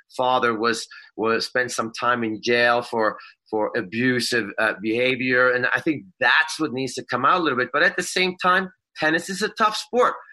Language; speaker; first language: English; non-native, fluent; Swedish